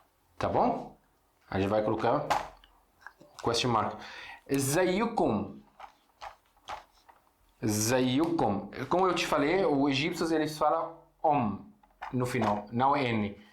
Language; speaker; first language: Portuguese; non-native, fluent; Arabic